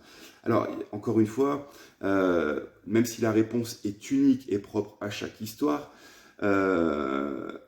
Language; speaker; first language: French; native; French